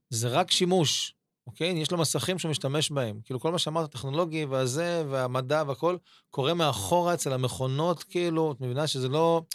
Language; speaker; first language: Hebrew; native; Hebrew